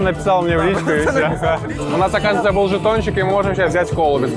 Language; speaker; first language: Russian; native; Russian